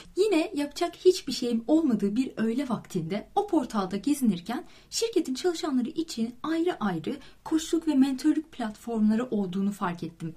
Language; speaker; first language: Turkish; native; Turkish